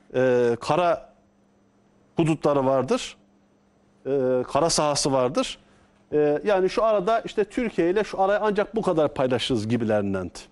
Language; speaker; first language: Turkish; native; Turkish